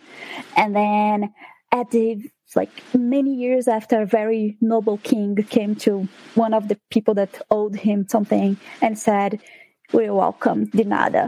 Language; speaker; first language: English; non-native, fluent; Portuguese